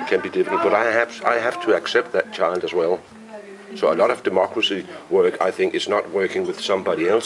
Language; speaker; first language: English; non-native, fluent; Danish